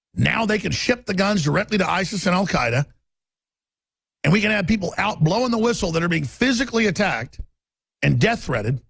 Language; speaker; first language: English; native; English